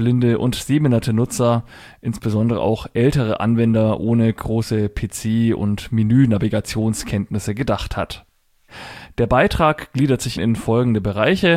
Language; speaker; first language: German; native; German